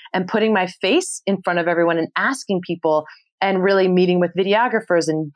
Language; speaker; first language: English; native; English